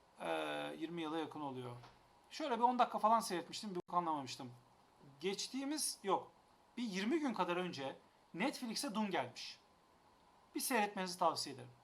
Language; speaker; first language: Turkish; native; Turkish